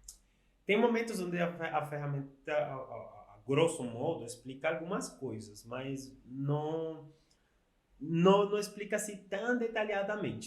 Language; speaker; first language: Portuguese; non-native, fluent; Spanish